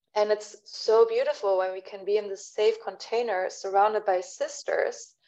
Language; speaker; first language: English; non-native, fluent; German